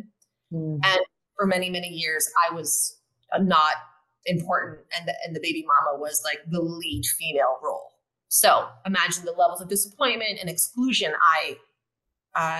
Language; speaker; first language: English; native; English